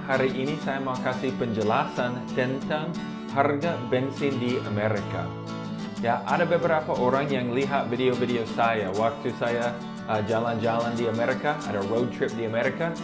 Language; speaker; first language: Indonesian; non-native, fluent; English